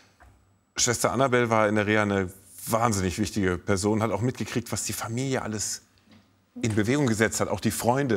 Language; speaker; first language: German; native; German